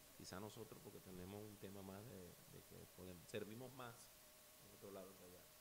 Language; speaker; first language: Spanish; native; Spanish